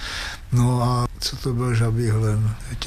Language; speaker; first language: Czech; native; Czech